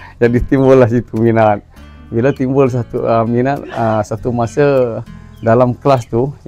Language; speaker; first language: Malay; non-native, local second language; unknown